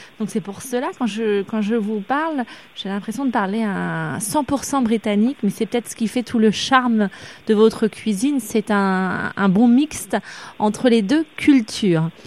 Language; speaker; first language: French; native; French